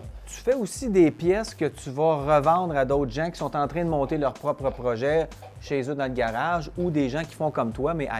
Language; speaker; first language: French; native; French